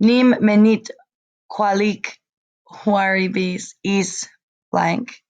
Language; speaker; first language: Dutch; non-native, learner; English